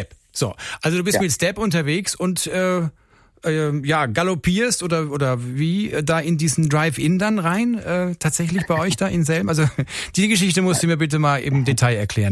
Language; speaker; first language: German; native; German